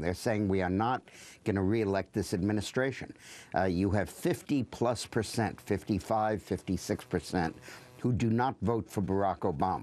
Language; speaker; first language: English; native; English